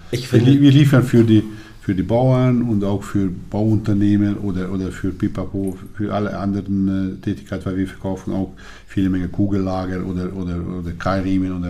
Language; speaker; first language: German; non-native, learner; Hungarian